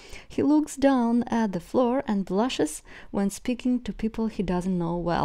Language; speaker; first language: English; non-native, fluent; Russian